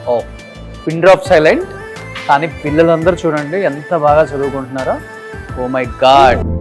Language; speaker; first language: Telugu; native; Telugu